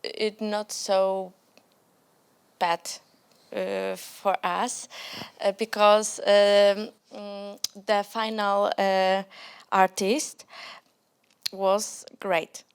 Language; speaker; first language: English; non-native, learner; Polish